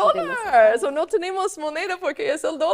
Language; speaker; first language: Spanish; non-native, fluent; English